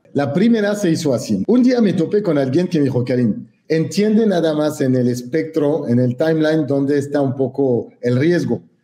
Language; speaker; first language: Spanish; non-native, fluent; French